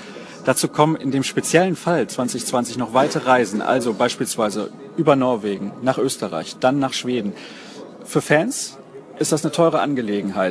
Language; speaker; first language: German; native; German